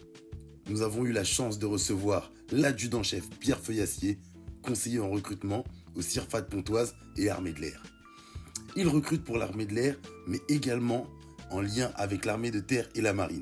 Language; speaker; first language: French; native; French